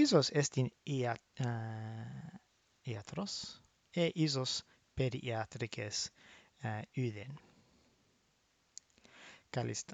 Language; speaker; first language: Greek; non-native, fluent; English